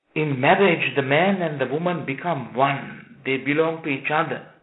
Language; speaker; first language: English; non-native, local second language; Sinhala